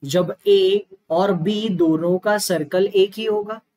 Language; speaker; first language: Hindi; non-native, local second language; Marathi